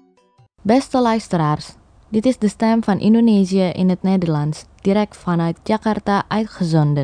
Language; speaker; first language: Dutch; non-native, fluent; Indonesian